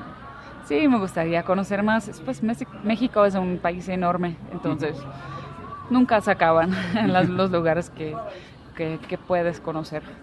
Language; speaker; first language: Spanish; non-native, fluent; Dutch